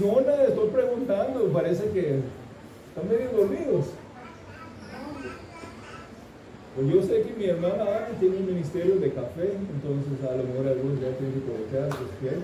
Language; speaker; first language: Spanish; non-native, fluent; English